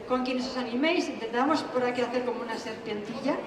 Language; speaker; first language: Spanish; native; Spanish